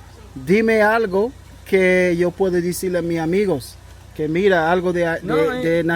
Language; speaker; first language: Spanish; non-native, learner; English